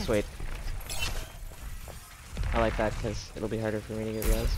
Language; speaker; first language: English; native; English